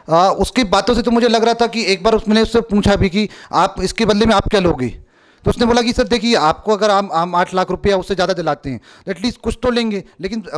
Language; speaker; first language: Hindi; native; Hindi